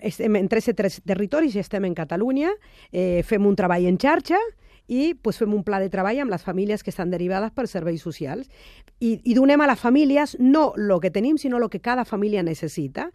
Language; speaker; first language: Catalan; non-native, fluent; Spanish